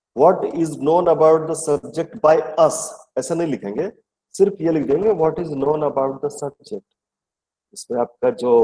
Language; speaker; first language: Hindi; native; Hindi